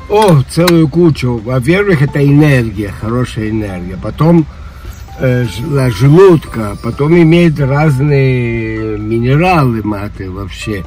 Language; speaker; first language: Russian; early bilingual, heritage; Russian